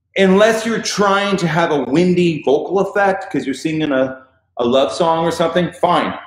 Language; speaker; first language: English; native; English